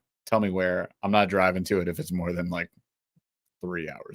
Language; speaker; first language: English; native; English